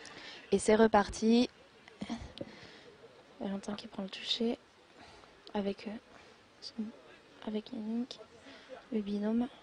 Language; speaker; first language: French; native; French